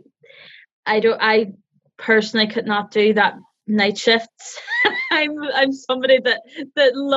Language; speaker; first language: English; native; English